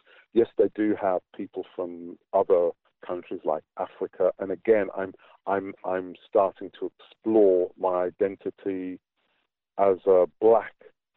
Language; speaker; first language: English; native; English